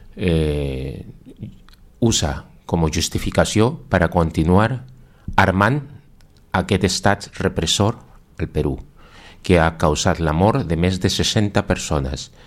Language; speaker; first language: Catalan; non-native, fluent; Spanish